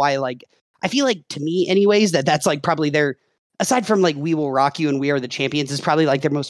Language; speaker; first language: English; native; English